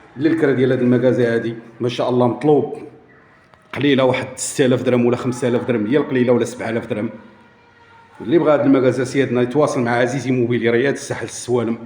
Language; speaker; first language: Arabic; native; Arabic